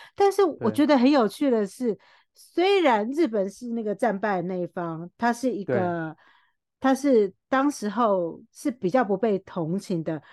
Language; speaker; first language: Chinese; native; Chinese